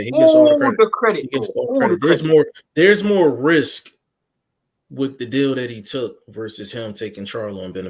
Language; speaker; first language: English; native; English